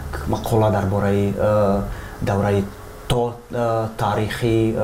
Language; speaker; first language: Persian; non-native, fluent; Czech